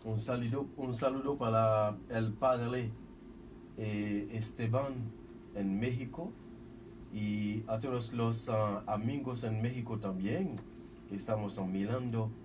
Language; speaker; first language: Spanish; non-native, fluent; Haitian Creole